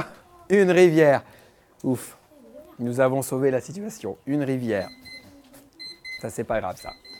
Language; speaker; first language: French; native; French